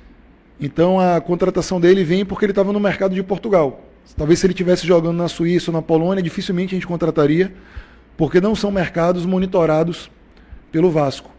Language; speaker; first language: Portuguese; native; Portuguese